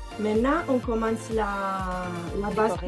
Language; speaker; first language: French; non-native, learner; Italian